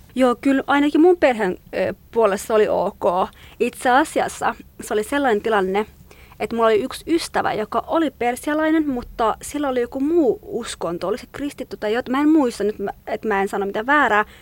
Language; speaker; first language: Finnish; non-native, fluent; Kurdish